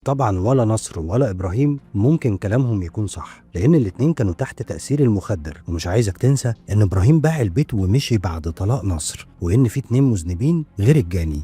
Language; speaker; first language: Arabic; native; Arabic